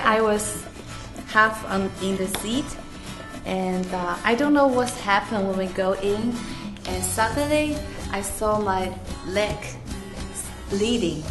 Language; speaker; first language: English; non-native, fluent; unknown